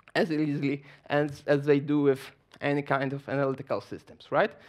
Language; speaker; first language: English; non-native, fluent; Polish